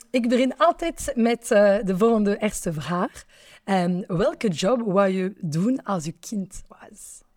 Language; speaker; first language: Dutch; non-native, fluent; French